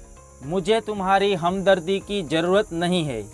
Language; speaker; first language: Hindi; native; Hindi